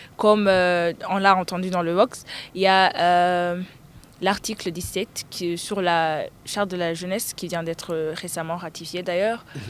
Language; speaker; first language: French; non-native, local second language; Rundi